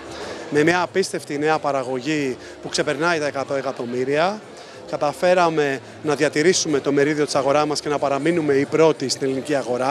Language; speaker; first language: Greek; native; Greek